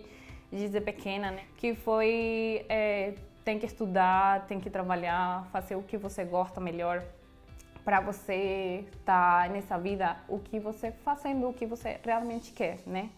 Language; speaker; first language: Portuguese; non-native, fluent; Spanish